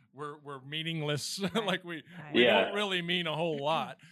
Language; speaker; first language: English; native; English